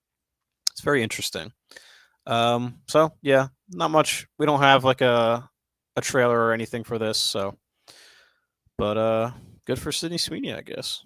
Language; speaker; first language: English; native; English